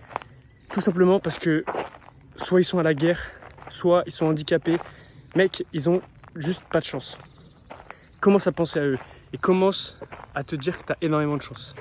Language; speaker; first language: French; native; French